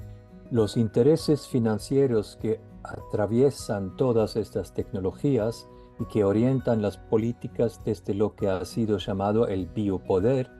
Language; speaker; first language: Spanish; non-native, fluent; Norwegian